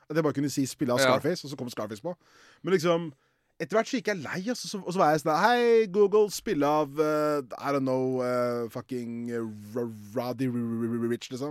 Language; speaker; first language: Norwegian; native; Norwegian